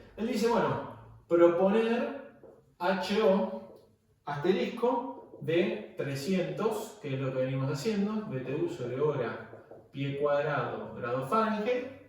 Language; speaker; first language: Spanish; native; Spanish